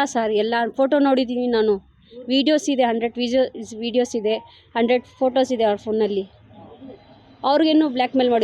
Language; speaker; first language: Kannada; non-native, local second language; Urdu